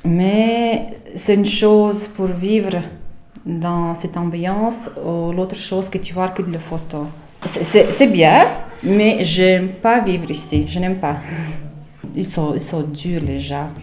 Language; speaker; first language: French; non-native, fluent; Latvian